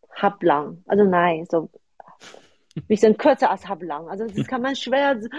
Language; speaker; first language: German; non-native, fluent; Chinese